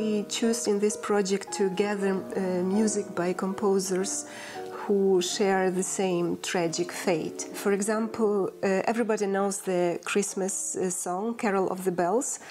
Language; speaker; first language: English; non-native, fluent; Ukrainian